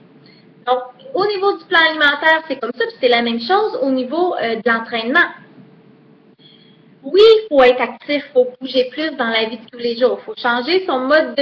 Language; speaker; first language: French; native; French